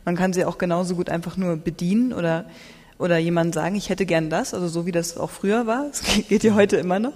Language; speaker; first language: German; native; German